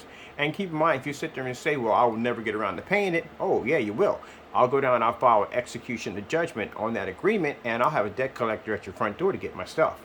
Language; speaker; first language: English; native; English